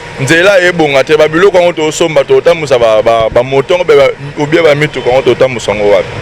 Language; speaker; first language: Lingala; native; Lingala